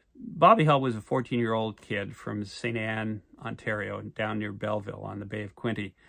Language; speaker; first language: English; native; English